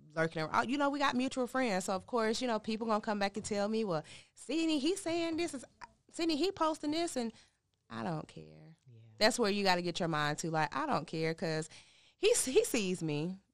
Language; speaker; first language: English; native; English